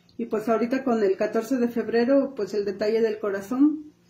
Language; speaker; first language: Spanish; native; Spanish